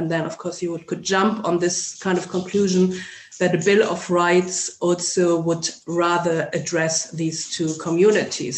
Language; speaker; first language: English; non-native, fluent; German